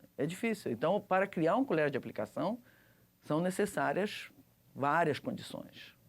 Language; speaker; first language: Portuguese; early bilingual, other home language; Russian